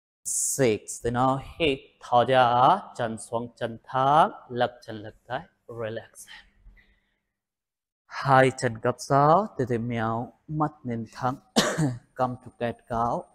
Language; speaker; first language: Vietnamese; non-native, learner; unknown